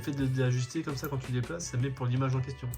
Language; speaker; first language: French; native; French